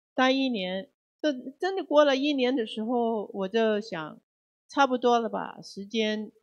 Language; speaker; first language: Chinese; non-native, fluent; Cantonese